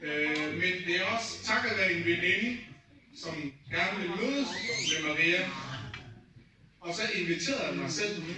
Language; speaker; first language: Danish; early bilingual, other home language; Vietnamese